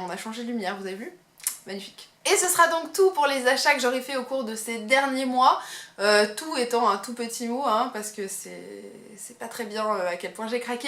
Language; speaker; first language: French; native; French